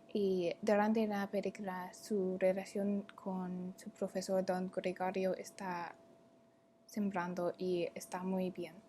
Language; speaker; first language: Spanish; non-native, learner; English